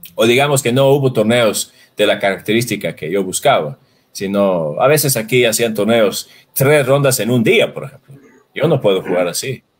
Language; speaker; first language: Spanish; non-native, fluent; Swedish